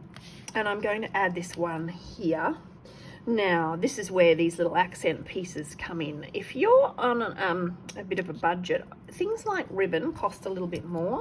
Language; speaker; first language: English; native; English